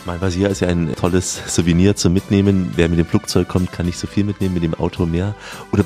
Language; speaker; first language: German; native; German